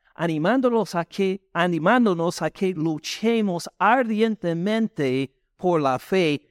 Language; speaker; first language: Spanish; non-native, fluent; English